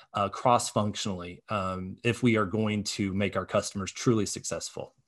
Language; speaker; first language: English; native; English